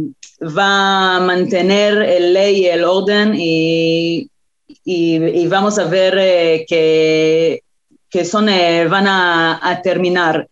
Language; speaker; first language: Spanish; non-native, fluent; Hebrew